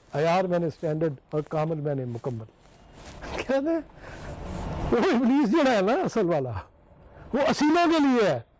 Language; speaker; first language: Urdu; non-native, local second language; Punjabi